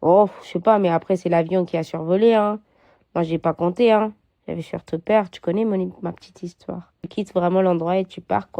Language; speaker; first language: French; non-native, fluent; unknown